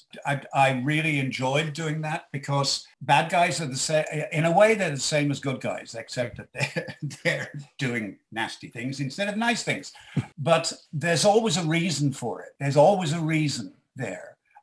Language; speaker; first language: English; native; English